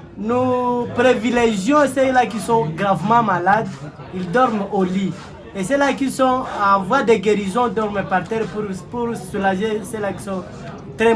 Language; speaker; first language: French; non-native, local second language; Swahili